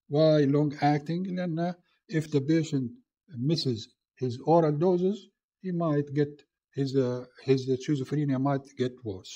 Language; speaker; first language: English; non-native, fluent; Arabic